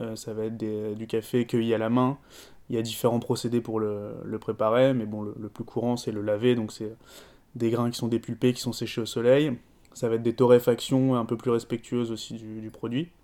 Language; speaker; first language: French; native; French